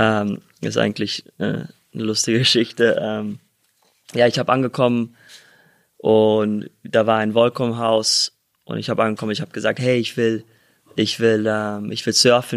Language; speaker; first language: German; early bilingual, heritage; German